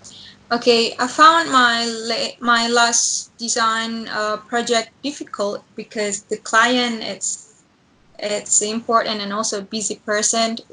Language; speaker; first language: English; non-native, learner; Indonesian